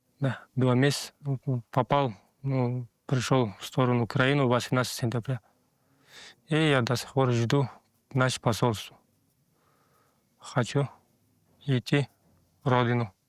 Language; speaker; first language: Russian; non-native, fluent; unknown